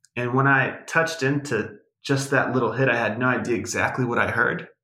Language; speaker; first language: English; early bilingual, other home language; Portuguese